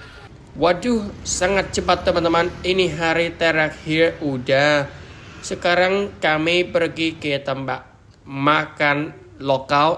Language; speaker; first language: Indonesian; non-native, learner; Vietnamese